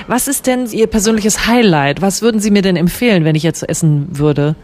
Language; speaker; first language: German; native; German